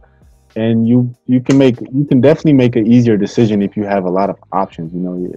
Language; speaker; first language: English; non-native, fluent; Bulgarian